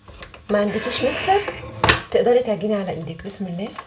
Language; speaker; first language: Arabic; native; Arabic